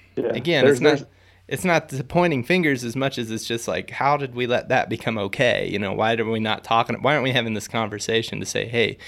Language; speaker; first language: English; native; English